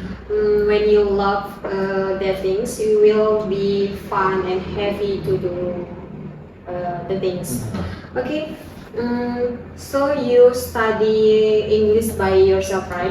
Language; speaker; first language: English; non-native, learner; Indonesian